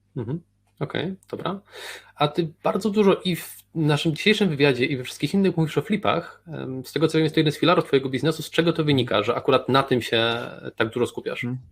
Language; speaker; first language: Polish; native; Polish